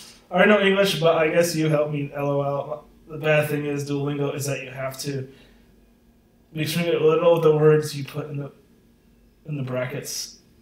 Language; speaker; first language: English; native; English